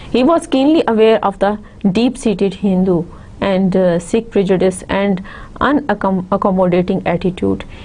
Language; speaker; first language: English; non-native, local second language; Urdu